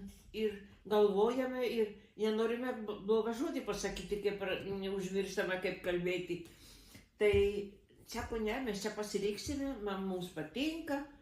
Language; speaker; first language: Lithuanian; early bilingual, heritage; Lithuanian